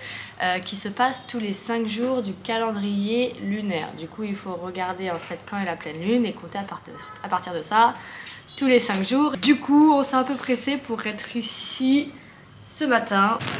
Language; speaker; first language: French; native; French